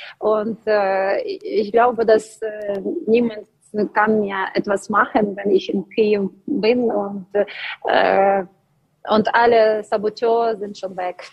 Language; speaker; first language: German; non-native, learner; Ukrainian